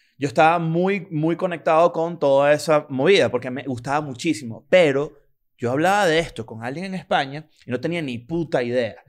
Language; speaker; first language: Spanish; native; Spanish